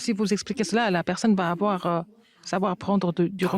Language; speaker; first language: French; non-native, fluent; Korean